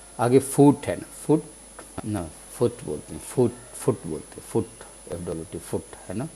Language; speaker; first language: Urdu; native; Urdu